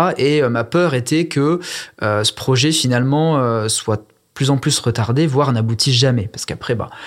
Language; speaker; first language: French; native; French